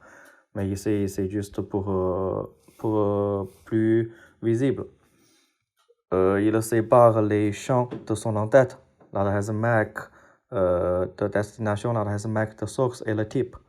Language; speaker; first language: French; non-native, fluent; Chinese